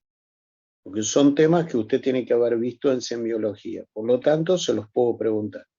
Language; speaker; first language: Spanish; native; Spanish